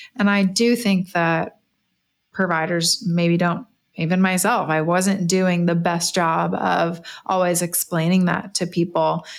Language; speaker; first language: English; native; English